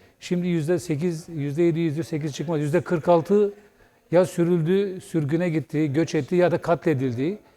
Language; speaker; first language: Turkish; non-native, local second language; Bulgarian